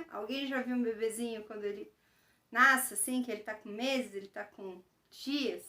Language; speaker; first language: Portuguese; native; Portuguese